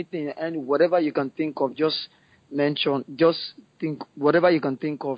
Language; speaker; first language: English; non-native, local second language; Yoruba